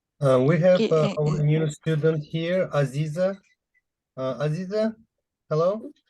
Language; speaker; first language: English; non-native, fluent; Uzbek